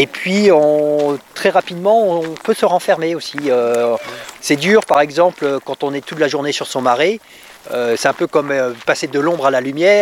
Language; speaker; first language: French; native; French